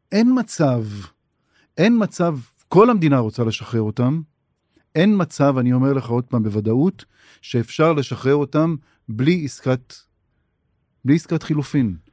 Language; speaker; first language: Hebrew; native; Hebrew